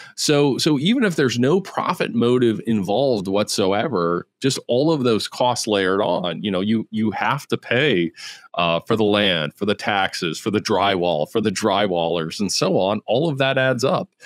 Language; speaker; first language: English; native; English